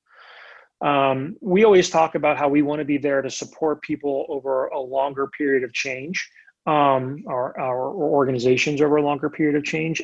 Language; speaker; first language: English; native; English